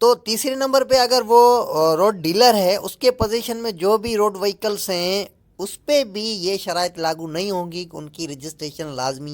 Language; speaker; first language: Urdu; native; Urdu